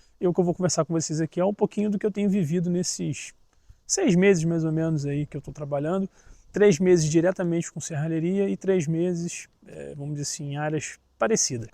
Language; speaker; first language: Portuguese; native; Portuguese